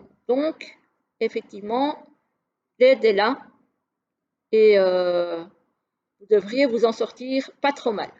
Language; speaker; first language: French; native; French